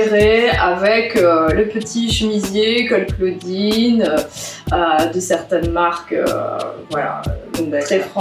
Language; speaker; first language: French; native; French